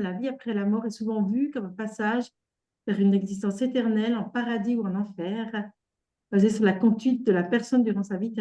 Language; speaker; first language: French; native; French